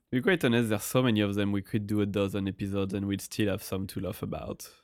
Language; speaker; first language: English; non-native, fluent; French